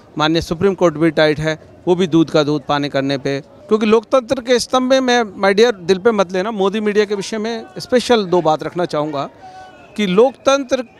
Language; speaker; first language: Hindi; native; Hindi